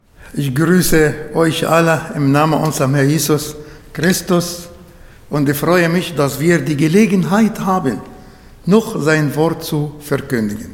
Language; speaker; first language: German; non-native, fluent; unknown